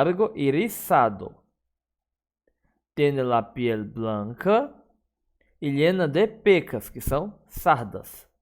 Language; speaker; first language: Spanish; non-native, fluent; Portuguese